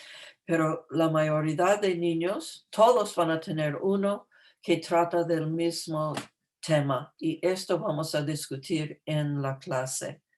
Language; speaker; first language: Spanish; non-native, fluent; English